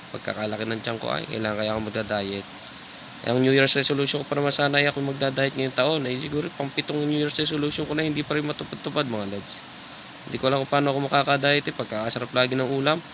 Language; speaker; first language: Filipino; native; Filipino